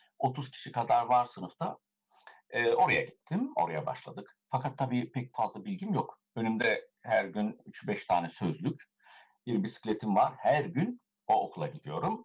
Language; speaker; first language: Turkish; early bilingual, heritage; Turkish